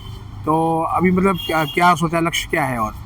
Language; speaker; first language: Hindi; native; Hindi